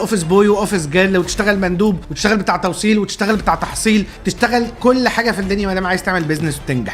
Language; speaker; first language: Arabic; native; Arabic